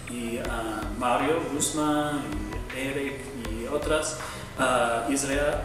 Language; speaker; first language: Spanish; non-native, learner; English